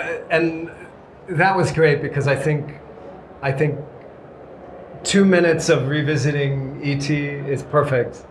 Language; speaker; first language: English; native; English